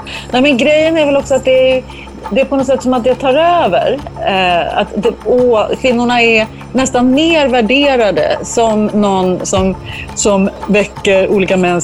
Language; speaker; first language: Swedish; native; Swedish